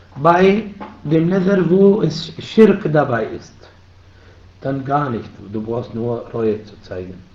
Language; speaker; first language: German; non-native, fluent; Arabic